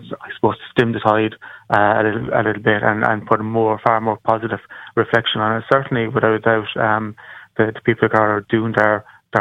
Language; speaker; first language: English; native; English